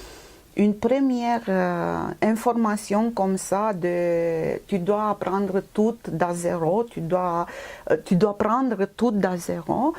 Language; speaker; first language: French; non-native, fluent; Romanian